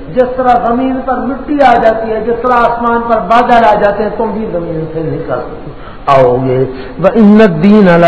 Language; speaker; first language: Urdu; non-native, local second language; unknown